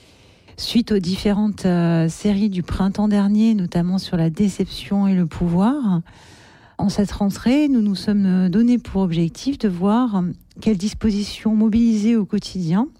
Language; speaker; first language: French; native; French